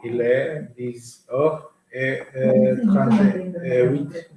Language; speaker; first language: French; non-native, learner; Portuguese